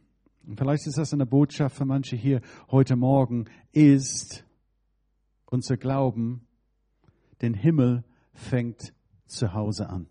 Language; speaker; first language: German; non-native, fluent; English